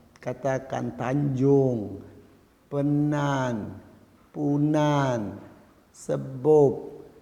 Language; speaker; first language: Malay; non-native, local second language; Iban